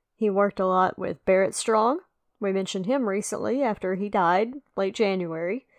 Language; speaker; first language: English; native; English